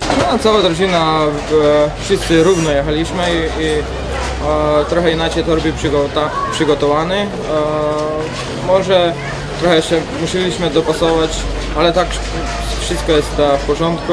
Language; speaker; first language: Polish; non-native, fluent; Croatian